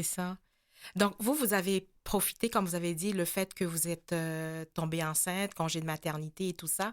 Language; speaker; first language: French; native; French